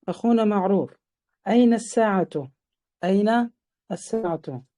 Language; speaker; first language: Arabic; non-native, fluent; Uzbek